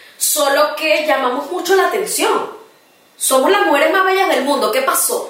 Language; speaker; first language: Spanish; native; Spanish